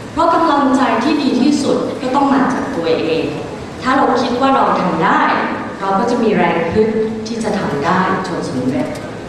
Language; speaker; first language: Thai; early bilingual, other home language; English